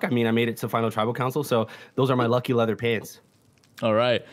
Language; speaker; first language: English; native; English